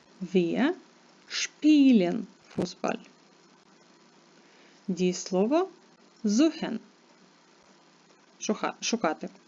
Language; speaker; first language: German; non-native, fluent; Ukrainian